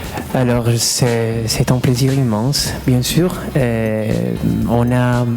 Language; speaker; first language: French; non-native, fluent; Italian